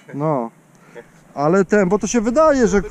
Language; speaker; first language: Polish; native; Polish